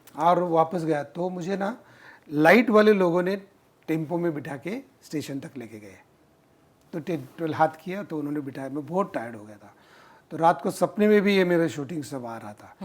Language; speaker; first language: Hindi; non-native, local second language; Marathi